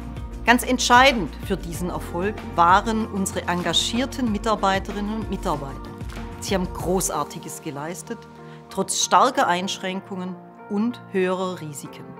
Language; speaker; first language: German; native; German